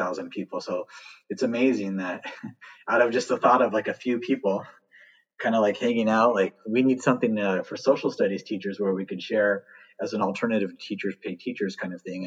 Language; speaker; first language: English; native; English